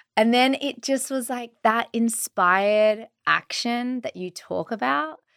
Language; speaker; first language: English; native; English